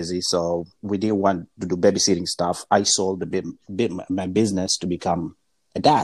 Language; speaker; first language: English; non-native, local second language; Swahili